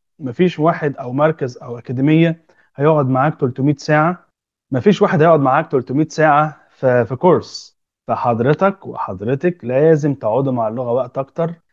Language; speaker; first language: Arabic; native; Arabic